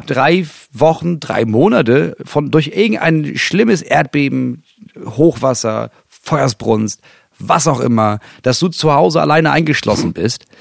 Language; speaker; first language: German; native; German